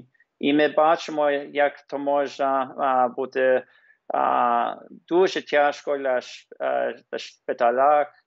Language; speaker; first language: Ukrainian; early bilingual, heritage; English